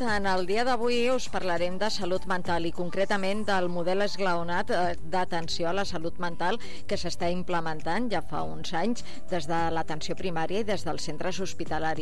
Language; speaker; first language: Catalan; native; Catalan